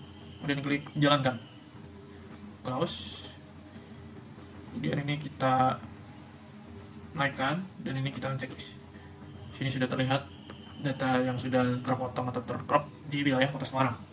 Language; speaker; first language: Indonesian; native; Indonesian